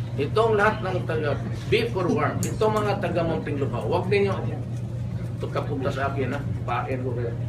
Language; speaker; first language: Filipino; non-native, local second language; Cebuano